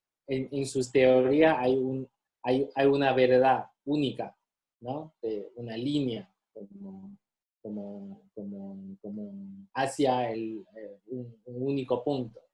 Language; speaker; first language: Spanish; non-native, fluent; Chinese